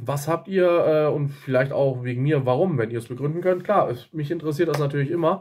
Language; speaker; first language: German; native; German